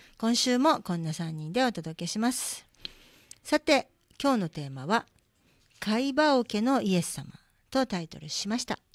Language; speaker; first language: Japanese; native; Japanese